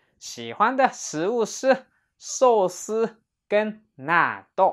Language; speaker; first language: Chinese; non-native, fluent; Japanese